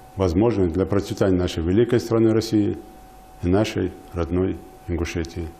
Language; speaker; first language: Russian; non-native, local second language; Ingush